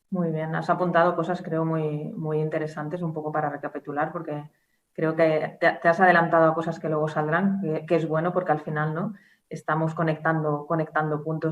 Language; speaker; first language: Spanish; native; Spanish